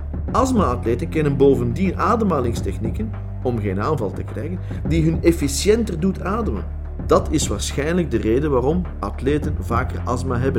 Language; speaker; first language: Dutch; native; Dutch